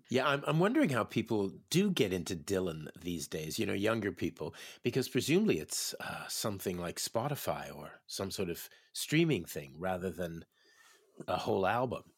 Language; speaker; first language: English; native; English